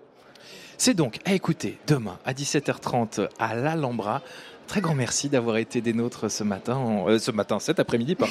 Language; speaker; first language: French; native; French